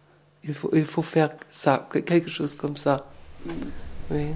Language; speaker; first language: French; non-native, fluent; German